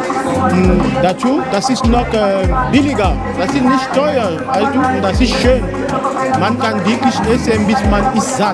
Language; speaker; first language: German; non-native, learner; French